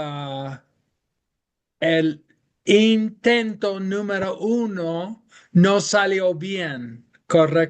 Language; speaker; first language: Spanish; non-native, fluent; English